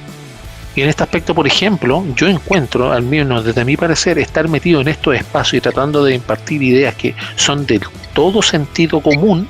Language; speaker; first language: Spanish; native; Spanish